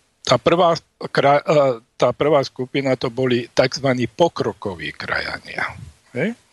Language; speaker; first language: Slovak; native; Slovak